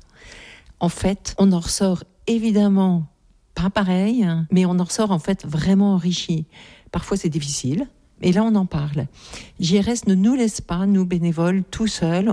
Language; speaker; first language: French; native; French